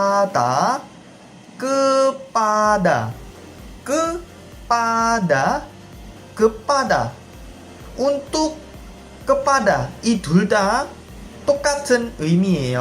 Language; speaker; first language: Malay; non-native, fluent; Korean